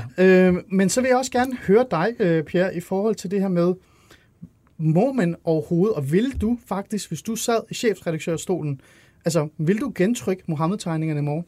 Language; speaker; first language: Danish; early bilingual, other home language; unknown